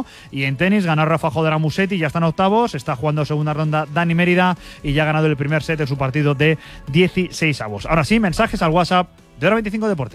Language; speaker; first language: Spanish; native; Spanish